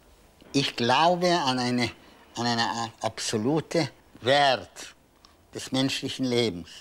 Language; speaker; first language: German; non-native, fluent; Polish